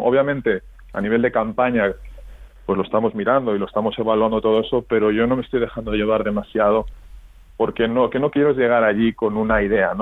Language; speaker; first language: Spanish; native; Spanish